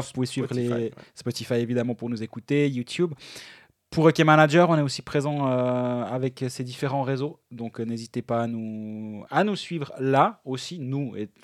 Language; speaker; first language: French; native; French